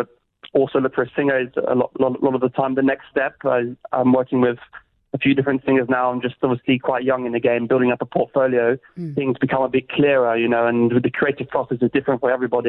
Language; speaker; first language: English; native; English